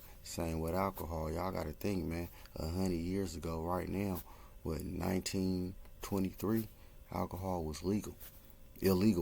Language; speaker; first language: English; native; English